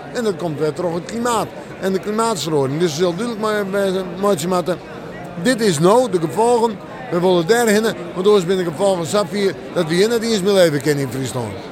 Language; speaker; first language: Dutch; non-native, local second language; Western Frisian